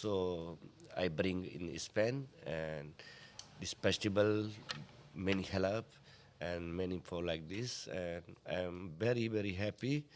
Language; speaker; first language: English; non-native, learner; Hindi